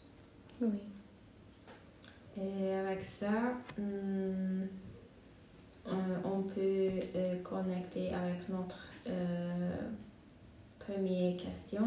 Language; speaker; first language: French; non-native, learner; Hungarian